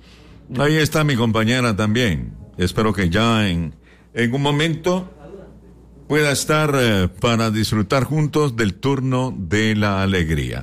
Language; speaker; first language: Spanish; native; Spanish